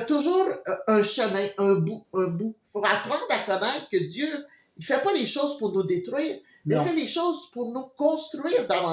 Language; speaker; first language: French; native; French